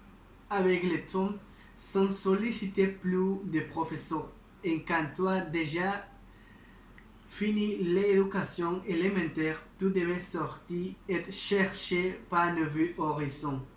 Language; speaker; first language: French; non-native, learner; Spanish